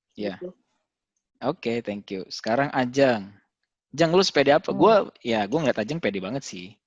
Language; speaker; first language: Indonesian; native; Indonesian